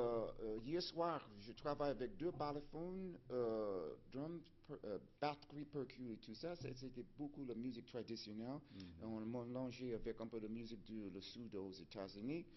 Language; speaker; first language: French; non-native, fluent; English